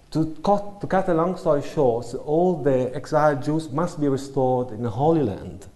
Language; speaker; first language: English; non-native, fluent; Italian